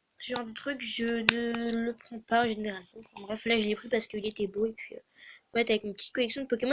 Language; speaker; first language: French; native; French